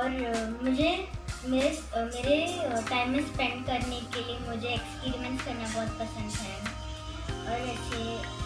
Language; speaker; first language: Hindi; non-native, local second language; Malayalam